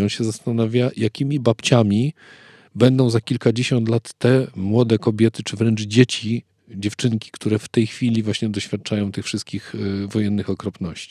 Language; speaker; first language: Polish; native; Polish